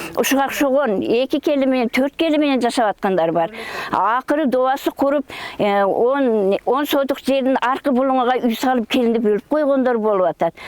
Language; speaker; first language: Kyrgyz; early bilingual, heritage; Kyrgyz